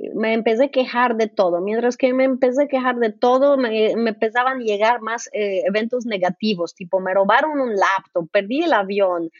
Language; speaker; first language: Spanish; non-native, fluent; Polish